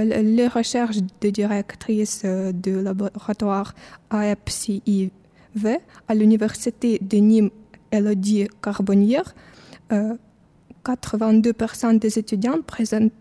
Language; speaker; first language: French; non-native, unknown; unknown